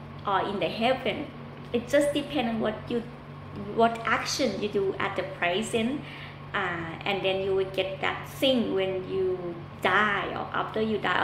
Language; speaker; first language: English; non-native, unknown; Thai